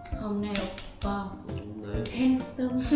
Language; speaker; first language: Korean; non-native, learner; Vietnamese